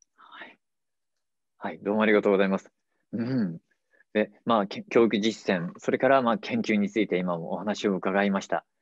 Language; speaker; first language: Japanese; native; Japanese